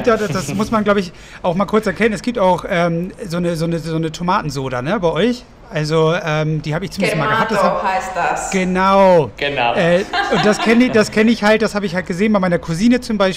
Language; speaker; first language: German; native; German